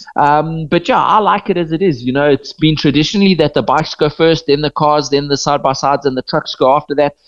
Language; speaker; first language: English; native; English